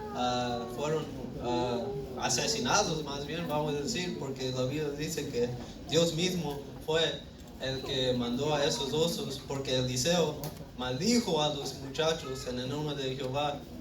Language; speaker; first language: Spanish; early bilingual, heritage; Spanish